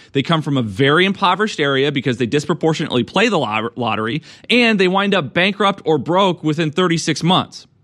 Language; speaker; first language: English; native; English